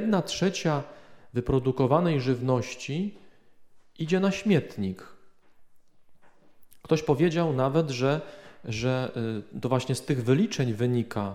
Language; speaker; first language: Polish; native; Polish